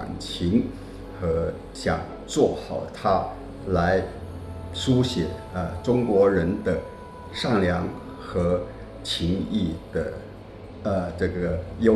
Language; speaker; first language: Chinese; non-native, local second language; Min Nan Chinese